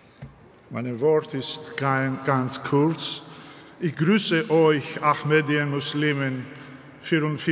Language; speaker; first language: German; non-native, learner; Georgian